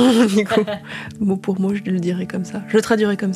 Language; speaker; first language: French; early bilingual, other home language; Indonesian